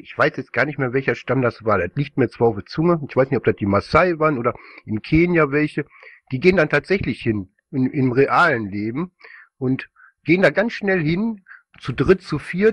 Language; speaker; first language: German; native; German